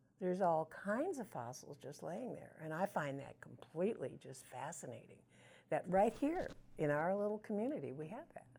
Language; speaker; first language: English; native; English